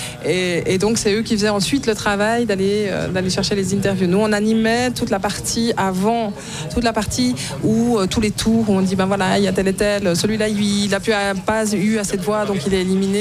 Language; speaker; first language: French; native; French